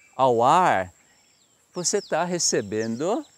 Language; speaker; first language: Portuguese; non-native, fluent; Korean